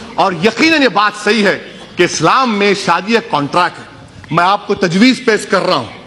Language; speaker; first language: Urdu; native; Urdu